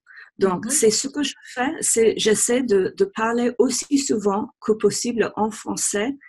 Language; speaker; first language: French; non-native, fluent; English